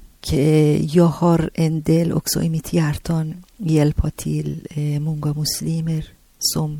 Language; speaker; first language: Swedish; non-native, learner; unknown